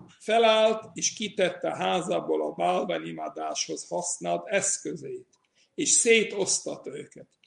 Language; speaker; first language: Hungarian; non-native, fluent; English